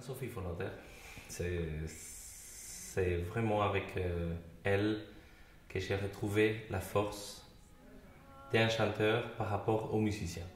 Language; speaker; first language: French; non-native, fluent; Spanish